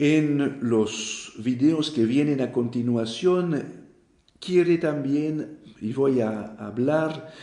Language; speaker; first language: Spanish; non-native, fluent; French